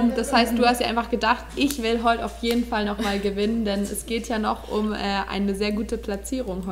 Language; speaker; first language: German; native; German